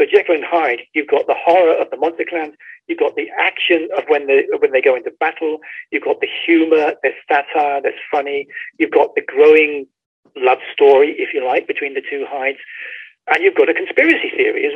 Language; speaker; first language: English; native; English